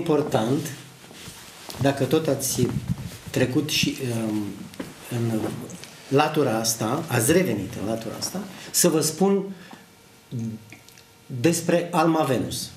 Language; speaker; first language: Romanian; native; Romanian